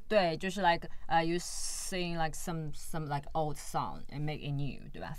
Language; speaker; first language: English; non-native, fluent; Chinese